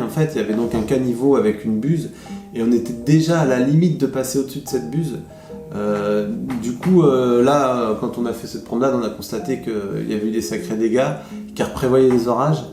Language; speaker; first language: French; native; French